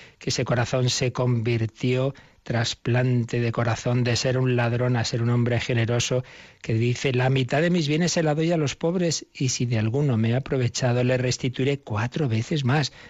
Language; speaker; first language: Spanish; native; Spanish